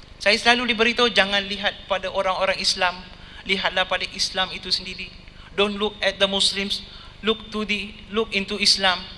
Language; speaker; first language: Malay; non-native, local second language; Tamil